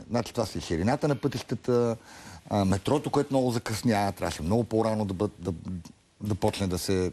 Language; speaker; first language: Bulgarian; native; Bulgarian